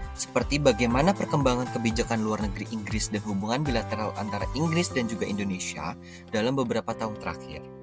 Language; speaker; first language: Indonesian; native; Indonesian